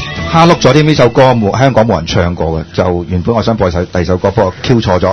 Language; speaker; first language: Cantonese; native; Cantonese